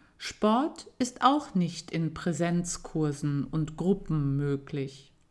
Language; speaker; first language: German; native; German